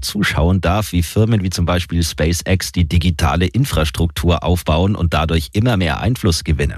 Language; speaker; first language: German; native; German